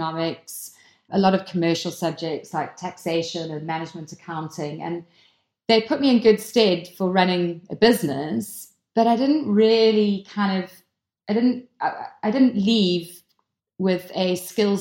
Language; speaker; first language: English; native; English